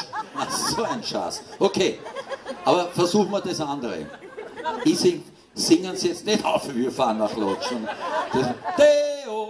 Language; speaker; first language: German; native; German